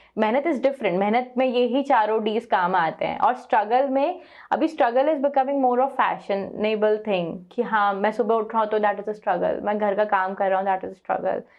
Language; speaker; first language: Hindi; native; Hindi